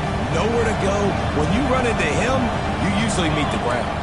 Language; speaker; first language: English; native; English